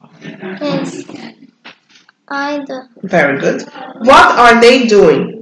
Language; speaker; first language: English; non-native, learner; Turkish